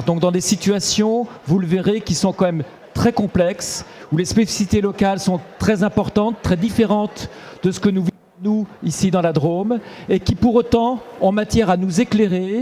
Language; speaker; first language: French; native; French